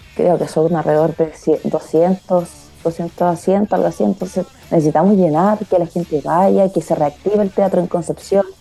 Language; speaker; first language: Spanish; native; Spanish